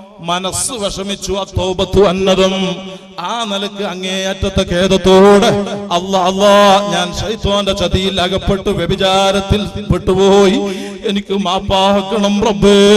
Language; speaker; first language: Malayalam; native; Malayalam